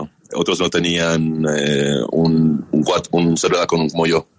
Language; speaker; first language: Spanish; non-native, learner; English